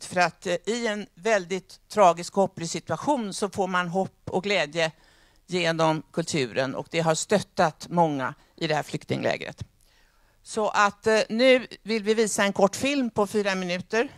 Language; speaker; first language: Swedish; native; Swedish